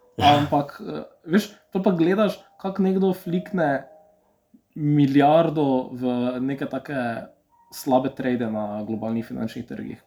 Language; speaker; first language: Slovenian; early bilingual, other home language; Serbian